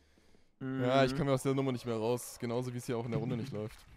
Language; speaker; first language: German; native; German